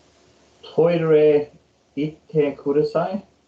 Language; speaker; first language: Japanese; non-native, learner; English